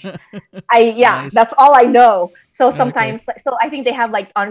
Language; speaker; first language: English; native; English